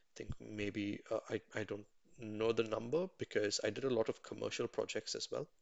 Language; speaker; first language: English; non-native, local second language; Tamil